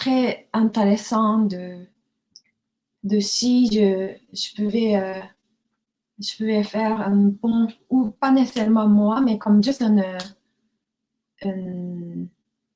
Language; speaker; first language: French; non-native, learner; Japanese